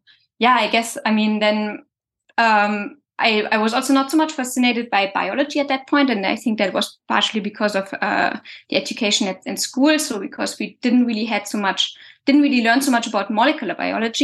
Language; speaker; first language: English; non-native, fluent; German